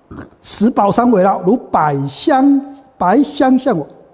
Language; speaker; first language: Chinese; native; Chinese